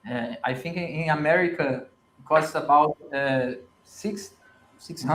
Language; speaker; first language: English; non-native, learner; Portuguese